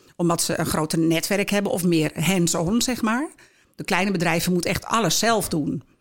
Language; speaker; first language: Dutch; native; Dutch